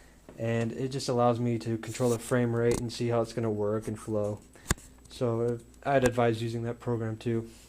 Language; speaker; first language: English; native; English